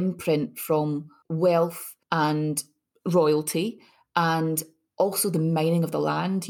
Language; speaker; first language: English; native; English